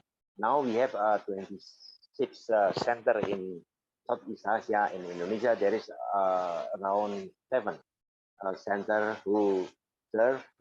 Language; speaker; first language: English; non-native, fluent; Indonesian